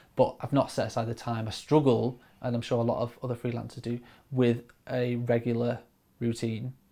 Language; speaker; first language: English; native; English